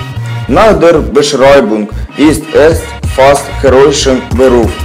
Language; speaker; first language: German; non-native, learner; Russian